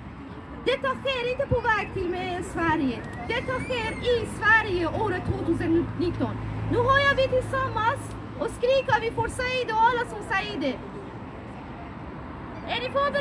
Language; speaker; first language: Swedish; non-native, fluent; Persian